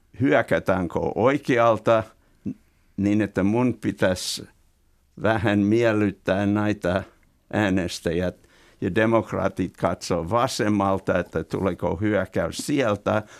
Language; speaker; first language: Finnish; non-native, fluent; English